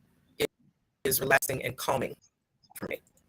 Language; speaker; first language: English; native; English